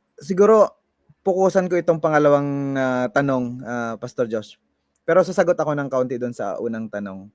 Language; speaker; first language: Filipino; non-native, local second language; Hiligaynon